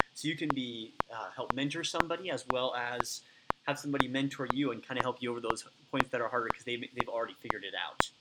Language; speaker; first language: English; native; English